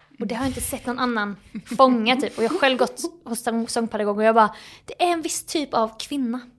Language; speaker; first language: Swedish; native; Swedish